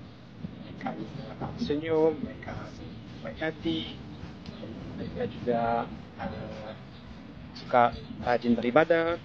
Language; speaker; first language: Indonesian; non-native, learner; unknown